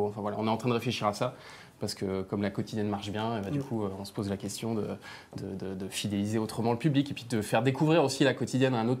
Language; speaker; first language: French; native; French